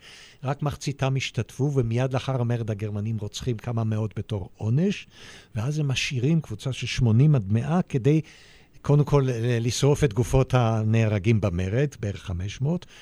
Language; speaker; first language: Hebrew; native; Hebrew